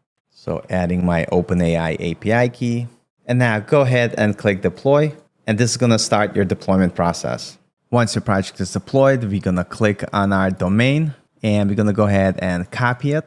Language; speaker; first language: English; native; English